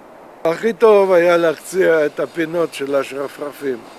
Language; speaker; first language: Hebrew; non-native, fluent; Russian